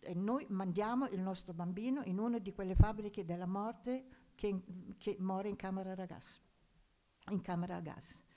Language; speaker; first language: Italian; non-native, fluent; German